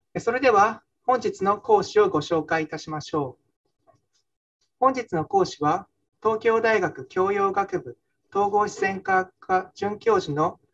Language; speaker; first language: Japanese; native; Japanese